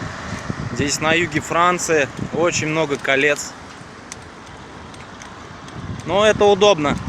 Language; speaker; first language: Russian; native; Russian